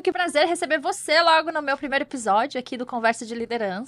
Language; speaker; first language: Portuguese; native; Portuguese